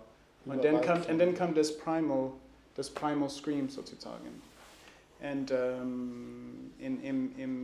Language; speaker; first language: German; non-native, learner; English